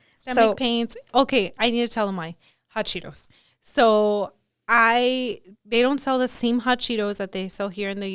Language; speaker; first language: English; early bilingual, other home language; Spanish